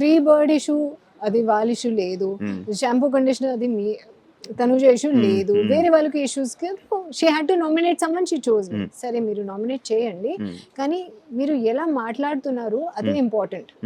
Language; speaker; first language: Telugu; non-native, learner; Hindi